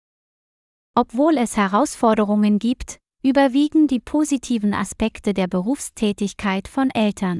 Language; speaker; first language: German; non-native, learner; Vietnamese